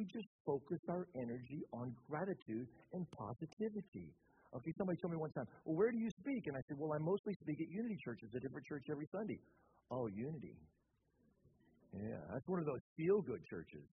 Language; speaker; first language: English; native; English